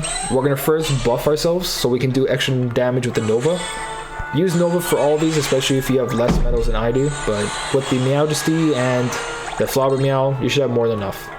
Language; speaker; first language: English; native; English